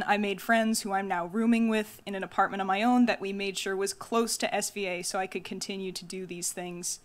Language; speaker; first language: English; native; English